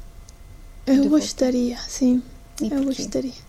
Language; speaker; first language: Portuguese; non-native, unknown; Spanish